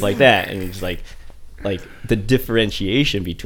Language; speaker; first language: English; early bilingual, other home language; Vietnamese